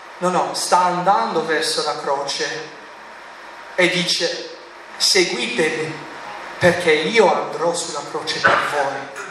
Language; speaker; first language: Italian; non-native, fluent; English